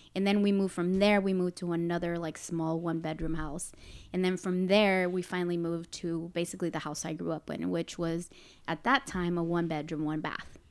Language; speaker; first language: English; native; English